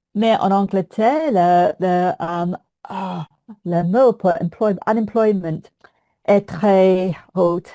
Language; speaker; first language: French; non-native, learner; English